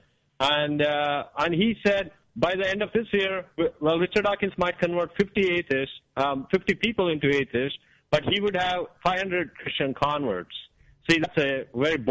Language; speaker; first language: English; non-native, local second language; Kannada